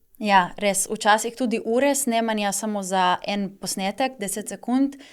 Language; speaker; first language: Slovenian; native; Slovenian